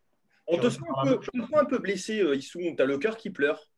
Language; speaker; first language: French; native; French